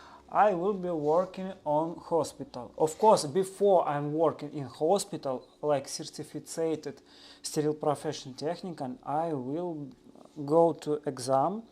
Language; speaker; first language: English; non-native, learner; Russian